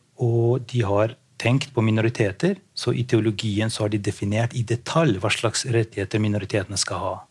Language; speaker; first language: Norwegian; non-native, fluent; Albanian